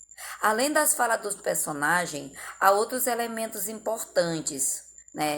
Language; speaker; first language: Portuguese; native; Portuguese